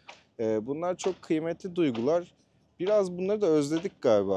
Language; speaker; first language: Turkish; native; Turkish